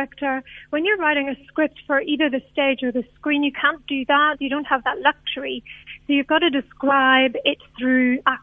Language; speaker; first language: English; native; English